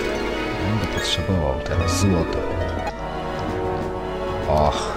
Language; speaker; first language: Polish; native; Polish